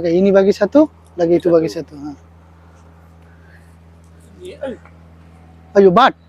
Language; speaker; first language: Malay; non-native, learner; Bangla